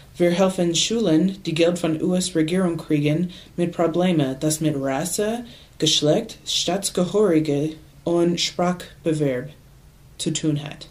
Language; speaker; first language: German; non-native, learner; English